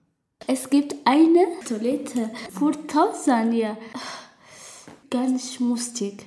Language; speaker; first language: German; non-native, learner; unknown